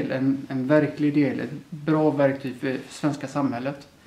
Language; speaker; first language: Swedish; early bilingual, other home language; Somali